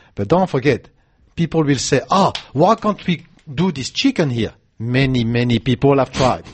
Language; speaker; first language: English; non-native, fluent; French